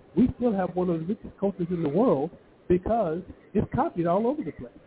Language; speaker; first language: English; early bilingual, other home language; Yoruba